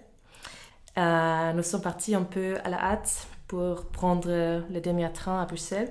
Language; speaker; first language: French; non-native, fluent; German